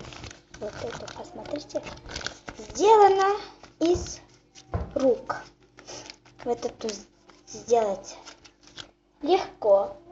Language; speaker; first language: Russian; non-native, local second language; Kazakh